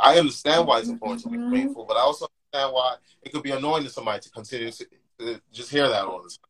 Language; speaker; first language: English; native; English